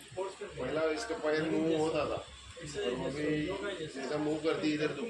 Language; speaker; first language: Hindi; non-native, local second language; Marathi